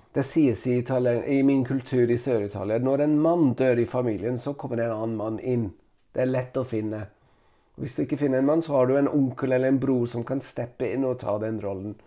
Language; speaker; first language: Norwegian; non-native, fluent; Italian